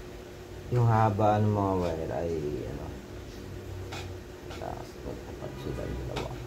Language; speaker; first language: Filipino; native; Filipino